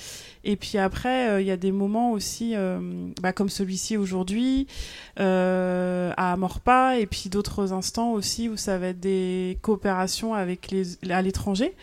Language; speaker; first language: French; native; French